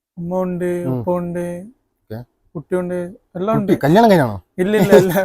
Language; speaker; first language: Malayalam; non-native, learner; Bangla